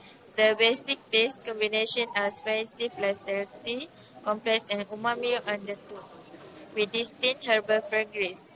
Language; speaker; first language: English; non-native, local second language; Malay